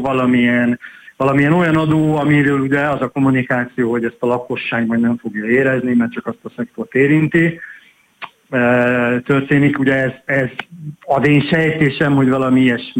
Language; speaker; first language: Hungarian; native; Hungarian